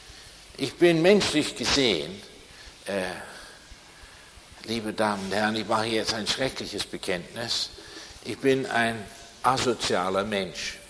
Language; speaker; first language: German; non-native, fluent; English